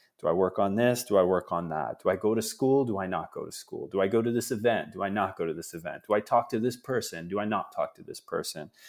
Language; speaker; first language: English; early bilingual, other home language; Italian